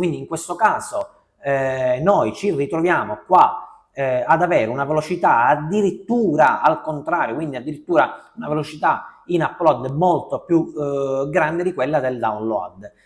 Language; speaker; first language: Italian; native; Italian